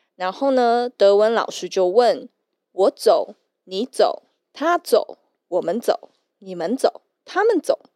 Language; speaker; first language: Chinese; early bilingual, heritage; German